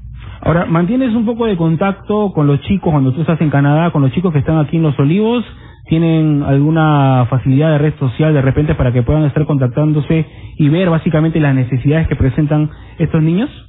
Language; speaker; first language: Spanish; native; Spanish